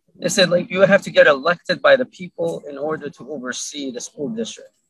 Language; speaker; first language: English; early bilingual, other home language; Arabic